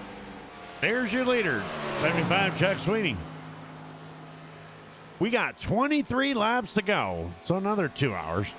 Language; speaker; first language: English; native; English